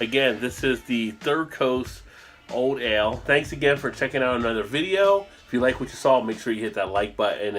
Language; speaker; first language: English; native; English